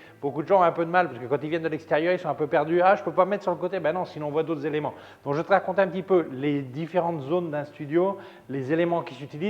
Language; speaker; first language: French; native; French